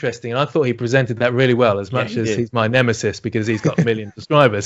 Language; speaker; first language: English; native; English